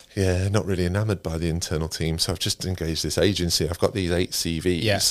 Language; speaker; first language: English; native; English